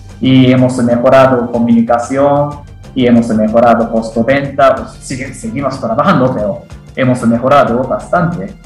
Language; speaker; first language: Spanish; non-native, fluent; Japanese